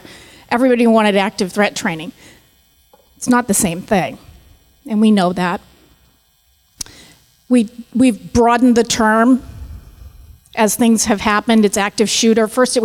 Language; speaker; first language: English; native; English